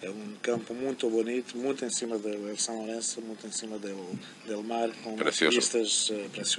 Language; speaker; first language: Portuguese; non-native, fluent; German